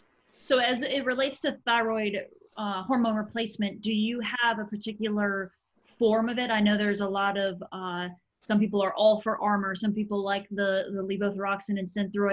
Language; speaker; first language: English; native; English